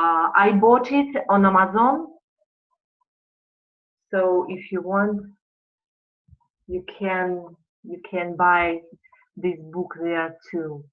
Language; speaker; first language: English; non-native, fluent; Russian